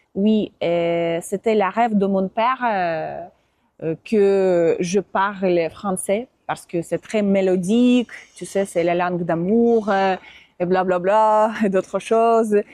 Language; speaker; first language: French; non-native, fluent; Russian